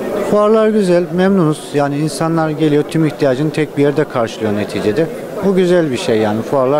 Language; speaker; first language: Turkish; native; Turkish